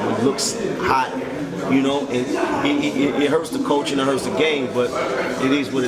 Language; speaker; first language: English; native; English